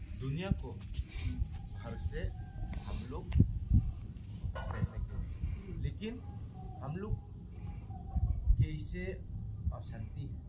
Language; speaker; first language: Hindi; non-native, local second language; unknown